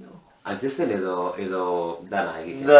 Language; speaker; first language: Basque; non-native, local second language; Spanish